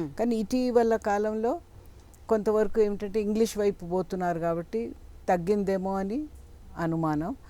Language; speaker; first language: Telugu; non-native, local second language; Tamil